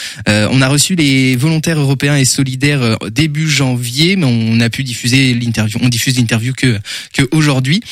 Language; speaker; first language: French; native; French